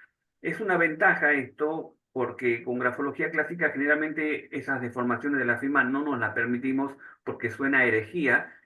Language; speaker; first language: Spanish; native; Spanish